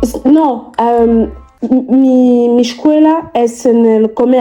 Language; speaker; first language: Spanish; non-native, learner; French